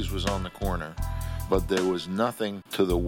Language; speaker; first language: English; early bilingual, other home language; Spanish